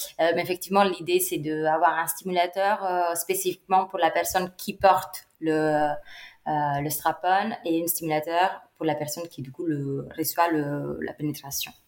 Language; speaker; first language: French; non-native, fluent; Italian